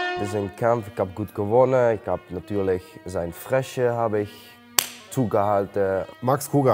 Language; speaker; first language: German; non-native, learner; Dutch